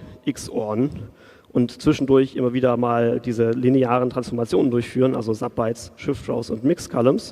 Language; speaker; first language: German; native; German